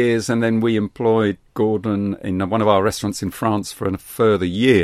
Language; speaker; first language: English; native; English